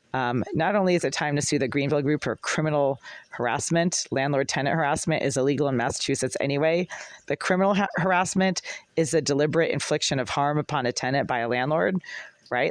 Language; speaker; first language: English; native; English